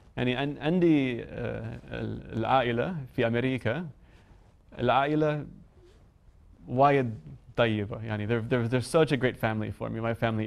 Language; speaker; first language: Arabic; non-native, learner; English